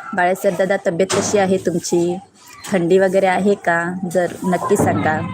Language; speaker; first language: Hindi; non-native, local second language; Marathi